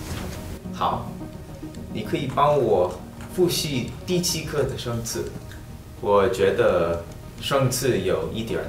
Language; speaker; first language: Chinese; non-native, learner; English